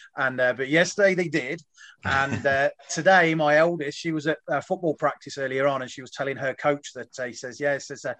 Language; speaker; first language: English; native; English